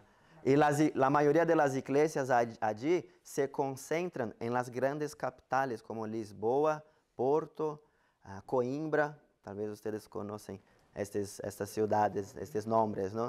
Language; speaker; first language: Spanish; non-native, fluent; Portuguese